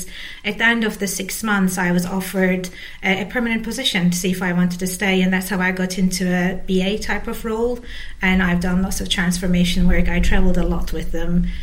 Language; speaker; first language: English; non-native, fluent; Turkish